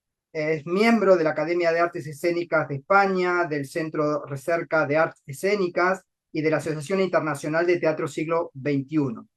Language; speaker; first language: Spanish; native; Spanish